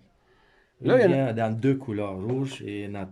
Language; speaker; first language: French; non-native, fluent; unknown